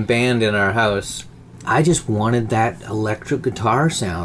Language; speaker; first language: English; native; English